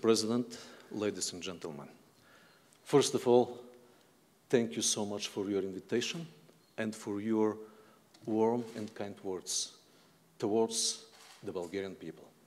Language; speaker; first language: English; non-native, fluent; Bulgarian